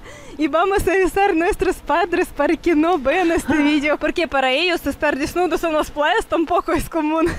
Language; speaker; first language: Spanish; non-native, fluent; Russian